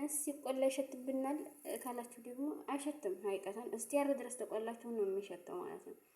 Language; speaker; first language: Amharic; native; Amharic